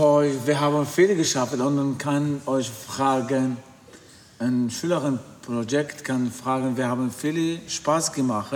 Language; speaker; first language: German; non-native, learner; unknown